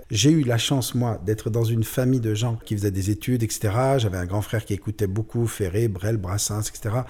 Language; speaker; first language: French; native; French